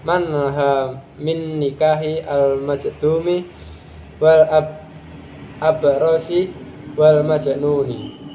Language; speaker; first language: Arabic; non-native, learner; Indonesian